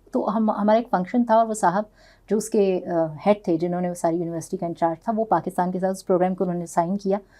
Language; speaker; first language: Urdu; non-native, local second language; Punjabi